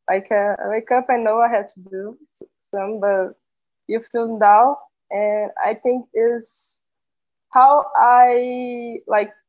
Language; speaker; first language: English; non-native, learner; Portuguese